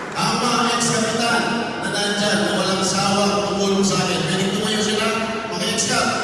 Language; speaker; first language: Filipino; non-native, local second language; Pampanga